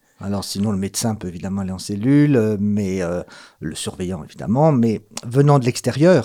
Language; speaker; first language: French; native; French